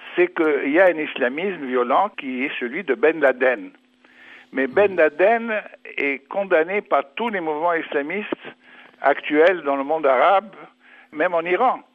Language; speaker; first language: French; non-native, fluent; English